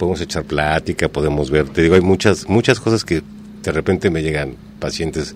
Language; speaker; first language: Spanish; native; Spanish